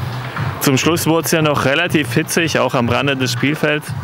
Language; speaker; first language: German; native; German